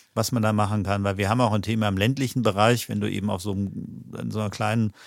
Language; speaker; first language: German; native; German